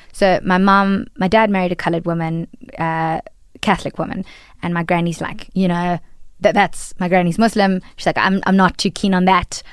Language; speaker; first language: English; native; English